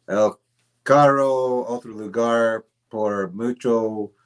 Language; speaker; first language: Spanish; non-native, learner; English